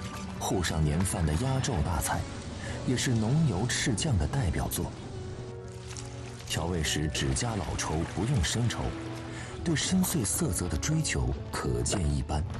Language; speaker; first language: Chinese; native; Chinese